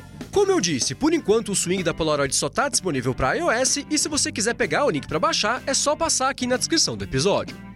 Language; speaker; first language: Portuguese; native; Portuguese